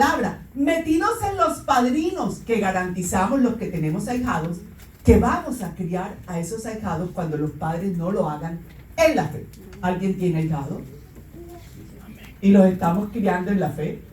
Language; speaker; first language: Spanish; native; Spanish